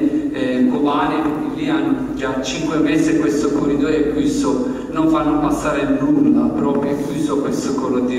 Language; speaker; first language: Italian; non-native, learner; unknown